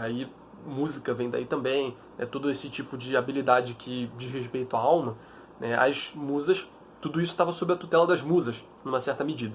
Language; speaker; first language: Portuguese; native; Portuguese